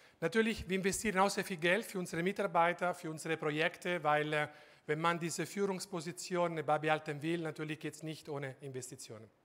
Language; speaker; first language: German; non-native, fluent; Italian